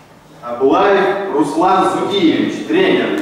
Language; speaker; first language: Russian; native; Russian